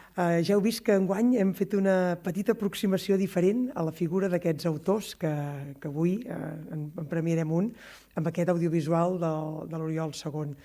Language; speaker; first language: Catalan; native; Catalan